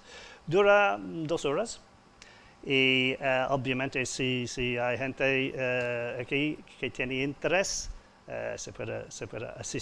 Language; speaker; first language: Spanish; non-native, fluent; English